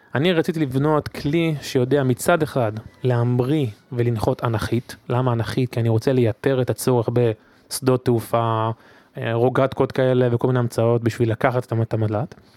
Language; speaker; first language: Hebrew; native; Hebrew